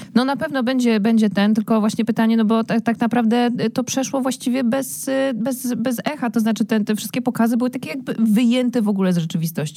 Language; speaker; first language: Polish; native; Polish